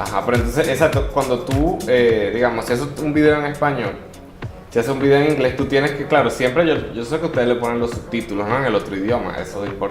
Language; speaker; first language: Spanish; native; Spanish